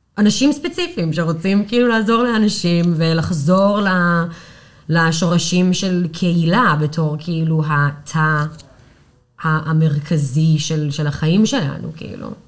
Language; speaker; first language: Hebrew; non-native, fluent; English